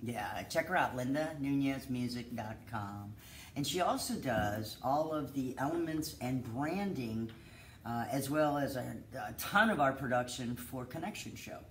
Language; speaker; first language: English; native; English